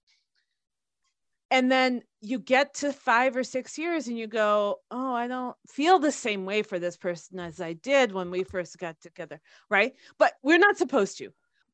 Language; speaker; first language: English; native; English